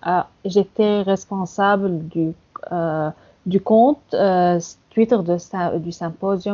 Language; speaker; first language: French; non-native, fluent; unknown